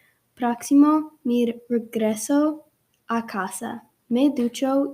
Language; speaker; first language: Spanish; non-native, learner; English